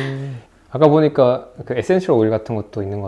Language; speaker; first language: Korean; native; Korean